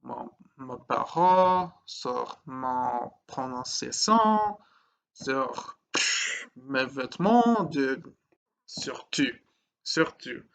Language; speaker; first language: French; non-native, learner; English